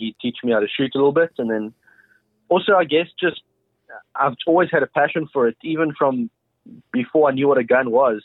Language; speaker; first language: English; native; English